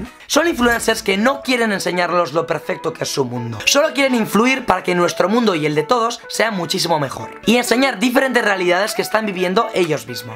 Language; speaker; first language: Spanish; native; Spanish